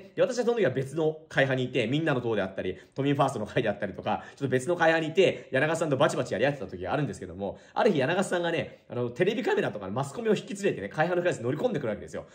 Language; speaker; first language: Japanese; native; Japanese